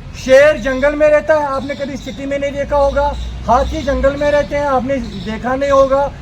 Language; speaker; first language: Hindi; non-native, local second language; Kashmiri